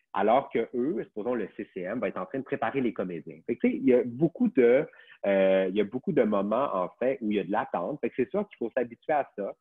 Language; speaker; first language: French; native; French